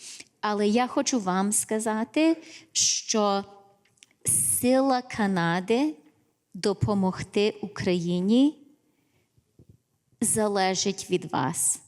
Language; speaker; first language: Ukrainian; early bilingual, heritage; English